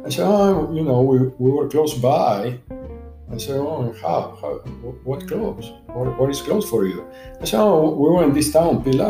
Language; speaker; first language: English; non-native, learner; Spanish